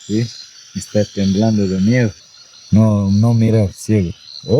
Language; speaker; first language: Spanish; non-native, local second language; Quechua